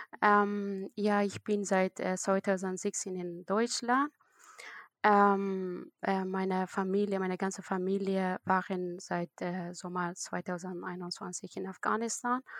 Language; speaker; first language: German; non-native, learner; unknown